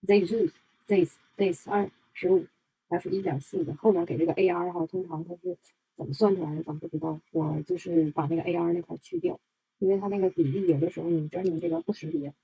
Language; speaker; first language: Chinese; native; Chinese